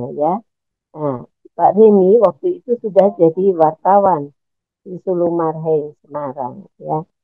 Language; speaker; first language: Indonesian; native; Indonesian